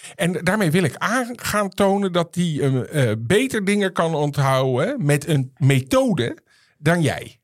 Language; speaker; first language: Dutch; native; Dutch